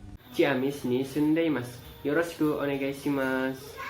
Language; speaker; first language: Japanese; non-native, learner; Indonesian